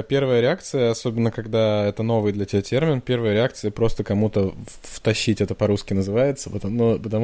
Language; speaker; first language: Russian; native; Russian